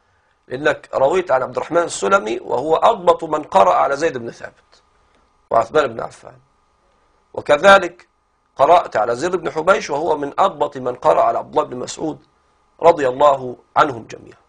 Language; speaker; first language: Arabic; native; Arabic